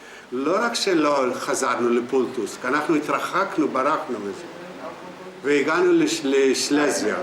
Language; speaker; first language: Hebrew; non-native, fluent; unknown